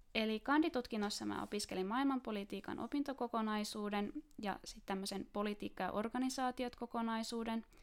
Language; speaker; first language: Finnish; native; Finnish